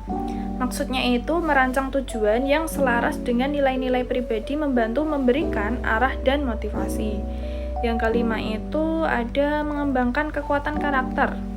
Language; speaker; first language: Indonesian; native; Indonesian